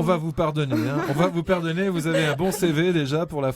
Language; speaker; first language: French; native; French